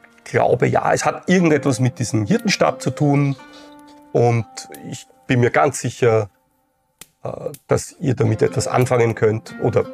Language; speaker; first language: German; native; German